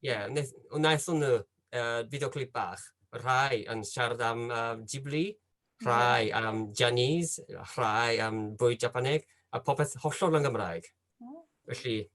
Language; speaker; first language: Welsh; non-native, fluent; Japanese